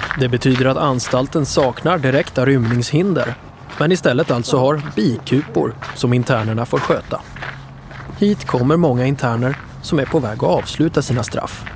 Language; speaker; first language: Swedish; native; Swedish